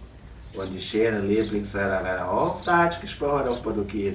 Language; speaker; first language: German; early bilingual, heritage; German